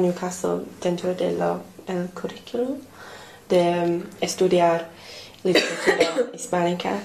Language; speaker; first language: Spanish; non-native, fluent; English